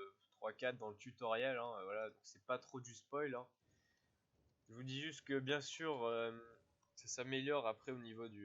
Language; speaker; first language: French; native; French